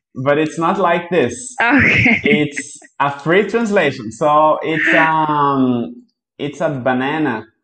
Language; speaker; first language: English; non-native, fluent; Portuguese